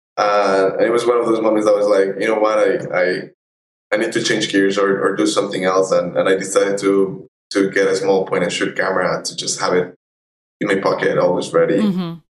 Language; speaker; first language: English; non-native, fluent; Spanish